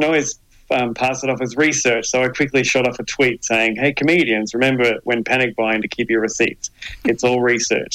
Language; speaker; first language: English; native; English